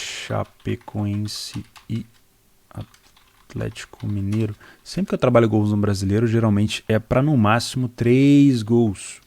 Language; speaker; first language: Portuguese; native; Portuguese